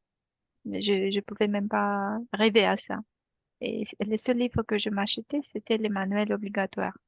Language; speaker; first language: French; non-native, fluent; Romanian